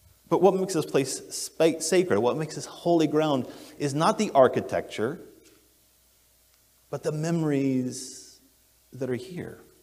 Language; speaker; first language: English; native; English